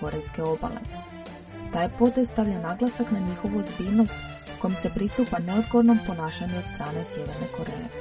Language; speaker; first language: Croatian; native; Croatian